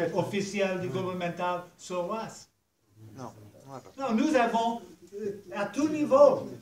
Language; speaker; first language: French; non-native, fluent; English